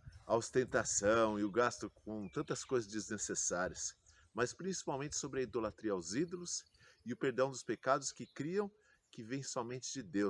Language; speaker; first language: Portuguese; native; Portuguese